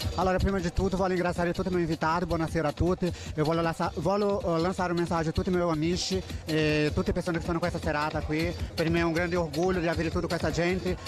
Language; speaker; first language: Italian; non-native, fluent; Portuguese